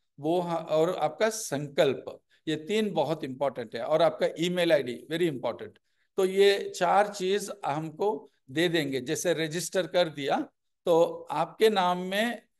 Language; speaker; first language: Hindi; non-native, local second language; Telugu